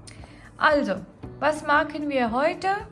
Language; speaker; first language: German; non-native, fluent; Gujarati